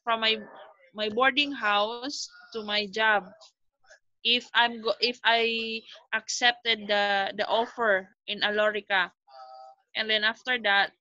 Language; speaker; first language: English; non-native, local second language; Filipino